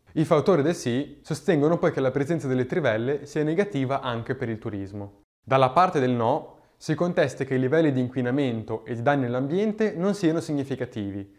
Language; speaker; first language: Italian; native; Italian